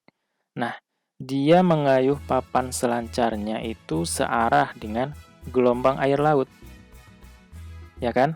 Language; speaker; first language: Indonesian; native; Indonesian